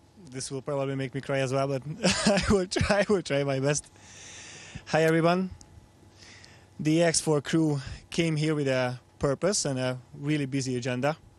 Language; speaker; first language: English; non-native, fluent; Hungarian